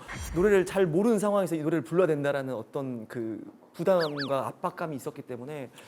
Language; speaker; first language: Korean; native; Korean